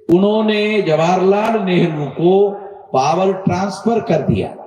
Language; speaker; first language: Hindi; non-native, local second language; Marathi